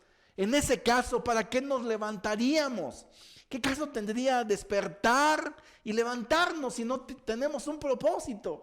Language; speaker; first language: Spanish; native; Spanish